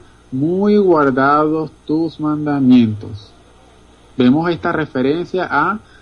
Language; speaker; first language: Spanish; native; Spanish